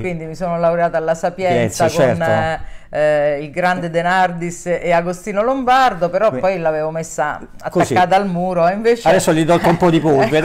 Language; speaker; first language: Italian; native; Italian